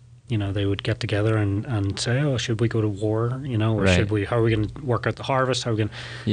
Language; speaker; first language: English; native; English